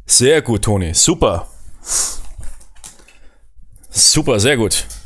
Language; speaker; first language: German; native; German